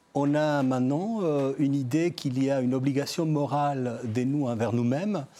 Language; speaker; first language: French; non-native, fluent; Spanish